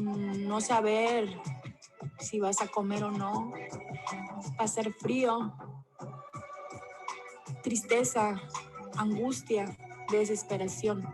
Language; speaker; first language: Spanish; native; Spanish